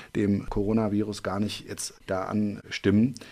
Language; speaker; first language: German; native; German